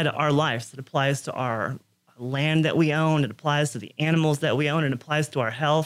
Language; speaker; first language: English; native; English